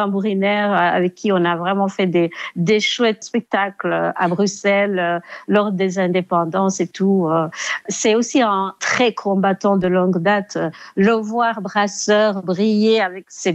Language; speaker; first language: French; non-native, local second language; Rundi